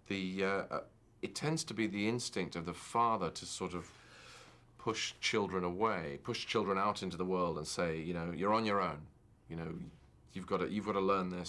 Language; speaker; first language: English; native; English